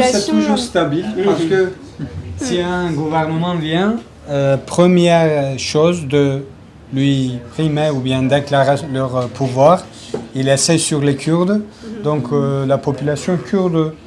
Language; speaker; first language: French; non-native, learner; Kurdish